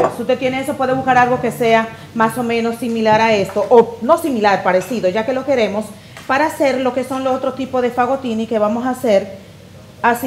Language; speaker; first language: Spanish; native; Spanish